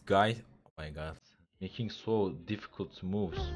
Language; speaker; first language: English; non-native, learner; Turkish